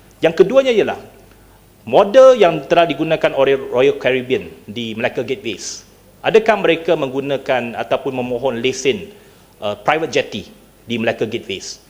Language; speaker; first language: Malay; non-native, local second language; Chinese